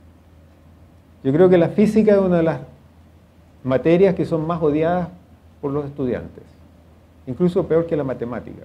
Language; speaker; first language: Spanish; native; Spanish